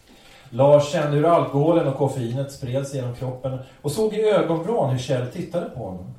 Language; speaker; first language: Swedish; native; Swedish